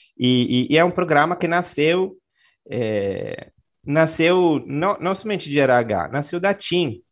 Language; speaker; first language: Portuguese; non-native, fluent; Italian